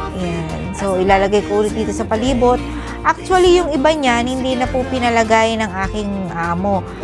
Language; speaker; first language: Filipino; native; Filipino